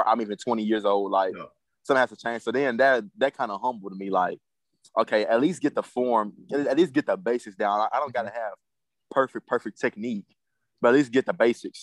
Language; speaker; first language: English; native; English